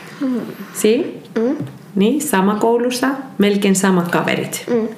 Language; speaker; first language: Finnish; non-native, fluent; Spanish